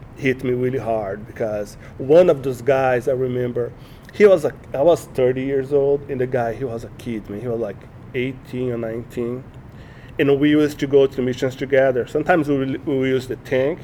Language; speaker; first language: English; non-native, learner; Portuguese